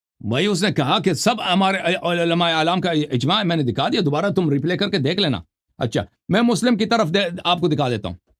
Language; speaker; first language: Urdu; non-native, fluent; Persian